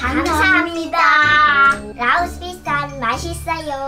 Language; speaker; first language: Korean; early bilingual, other home language; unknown